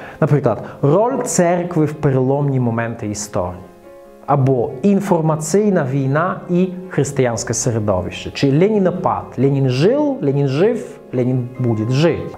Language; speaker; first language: Ukrainian; non-native, fluent; Russian